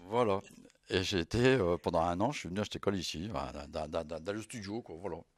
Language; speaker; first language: French; native; French